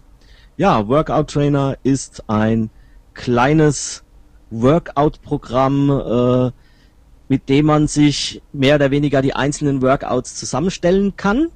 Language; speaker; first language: German; native; German